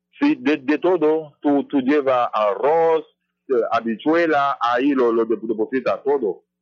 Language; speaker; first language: Spanish; non-native, fluent; Haitian Creole